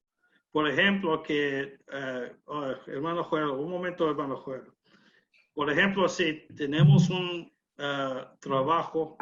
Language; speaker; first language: Spanish; non-native, learner; English